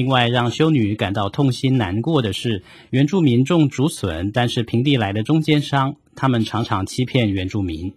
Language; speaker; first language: Chinese; native; Chinese